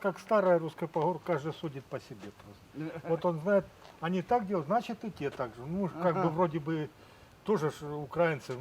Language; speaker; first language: Russian; native; Russian